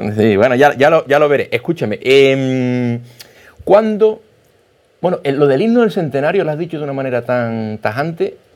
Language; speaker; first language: Spanish; native; Spanish